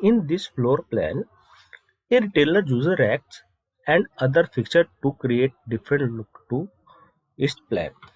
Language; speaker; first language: English; non-native, local second language; Punjabi